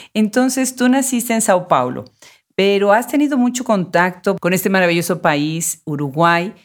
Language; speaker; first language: Spanish; native; Spanish